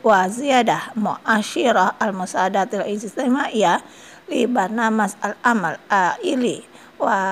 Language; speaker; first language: Arabic; non-native, fluent; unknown